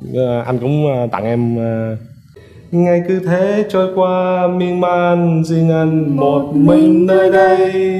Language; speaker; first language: Vietnamese; native; Vietnamese